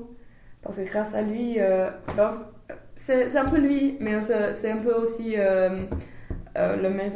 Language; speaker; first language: French; non-native, fluent; English